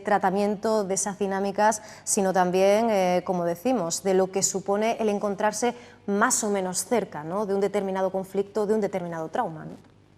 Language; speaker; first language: Spanish; native; Spanish